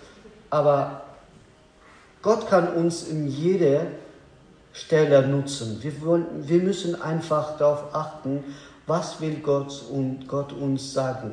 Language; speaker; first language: German; non-native, learner; Azerbaijani